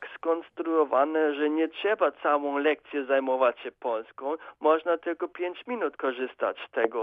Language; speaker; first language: Polish; non-native, fluent; German